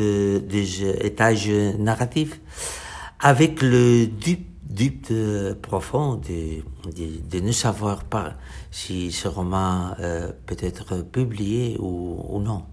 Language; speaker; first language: French; non-native, fluent; Catalan